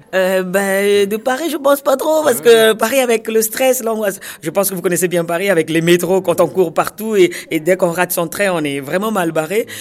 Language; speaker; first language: French; non-native, local second language; Kongo